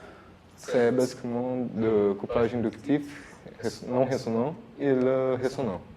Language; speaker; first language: French; non-native, learner; Portuguese